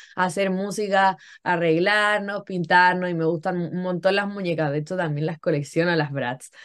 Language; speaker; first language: Spanish; native; Spanish